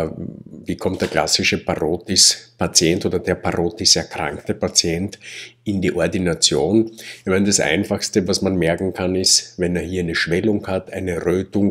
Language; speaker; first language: German; native; German